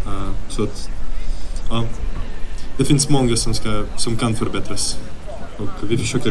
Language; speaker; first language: Swedish; non-native, fluent; Ukrainian